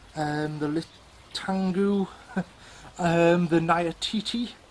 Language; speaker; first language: English; native; English